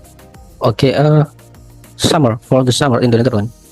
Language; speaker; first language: English; non-native, learner; Indonesian